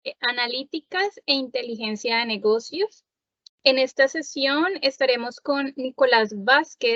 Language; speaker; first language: Spanish; native; Spanish